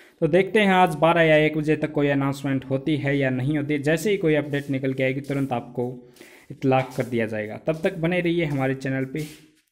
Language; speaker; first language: Hindi; native; Hindi